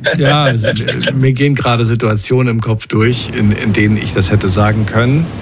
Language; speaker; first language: German; native; German